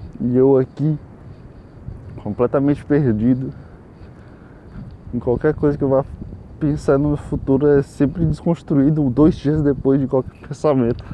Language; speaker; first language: Portuguese; native; Portuguese